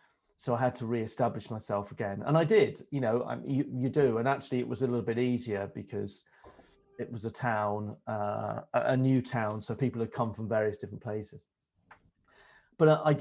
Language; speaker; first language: English; native; English